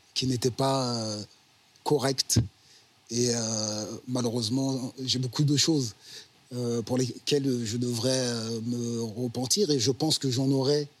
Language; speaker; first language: French; native; French